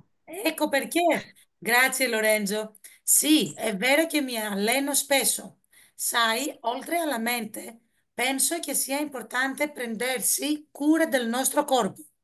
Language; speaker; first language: Italian; non-native, learner; Greek